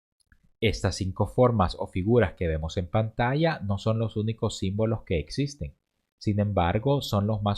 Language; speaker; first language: Spanish; native; Spanish